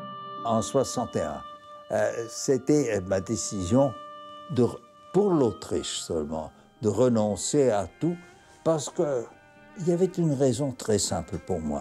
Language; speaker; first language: French; non-native, fluent; German